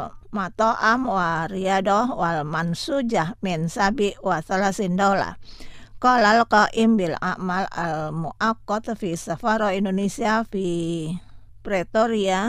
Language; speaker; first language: Arabic; non-native, fluent; Indonesian